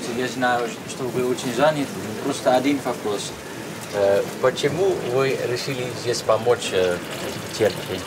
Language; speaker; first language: Russian; non-native, learner; Dutch